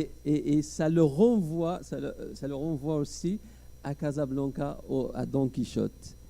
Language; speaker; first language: French; non-native, local second language; Arabic